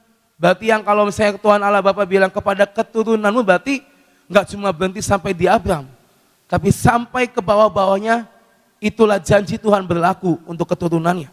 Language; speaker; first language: Indonesian; native; Indonesian